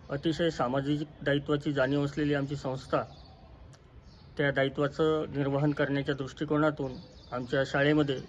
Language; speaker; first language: Marathi; native; Marathi